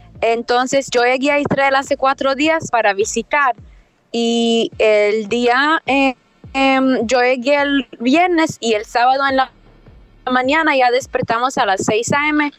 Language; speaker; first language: Spanish; early bilingual, other home language; Hebrew